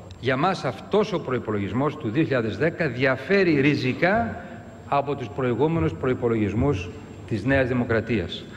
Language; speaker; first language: Greek; early bilingual, heritage; English